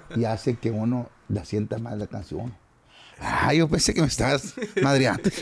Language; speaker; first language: Spanish; native; Spanish